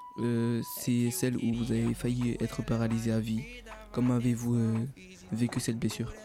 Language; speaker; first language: French; native; French